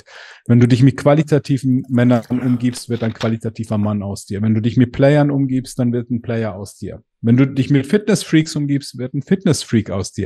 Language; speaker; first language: German; native; German